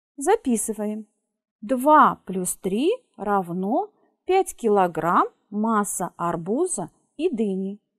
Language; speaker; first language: Russian; native; Russian